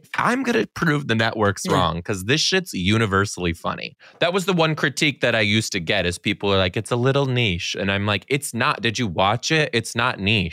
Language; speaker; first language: English; native; English